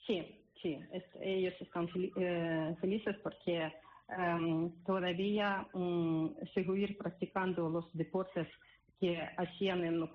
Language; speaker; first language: Spanish; non-native, learner; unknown